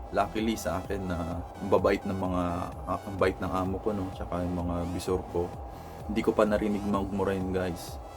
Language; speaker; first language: Filipino; non-native, local second language; Iloko